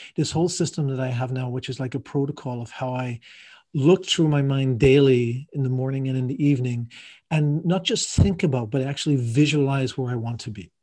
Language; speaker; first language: English; native; English